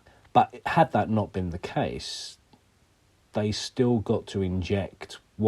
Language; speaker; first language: English; native; English